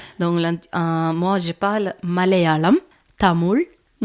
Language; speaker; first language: French; non-native, learner; Malayalam